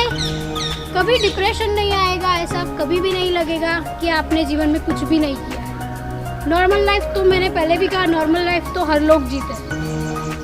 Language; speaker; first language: Hindi; non-native, local second language; Gujarati